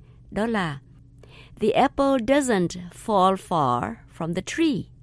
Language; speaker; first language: English; non-native, fluent; Vietnamese